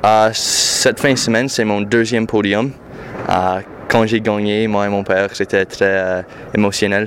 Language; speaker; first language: French; non-native, local second language; English